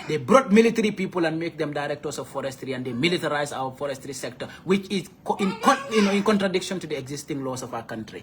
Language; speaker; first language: English; non-native, local second language; Wolof